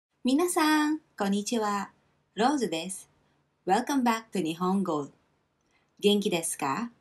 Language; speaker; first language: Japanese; non-native, fluent; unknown